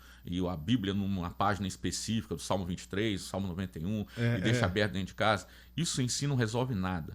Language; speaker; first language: Portuguese; native; Portuguese